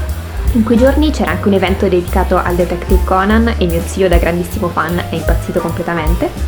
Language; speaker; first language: Italian; native; Italian